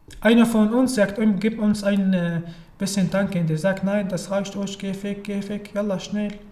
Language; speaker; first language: German; non-native, learner; Arabic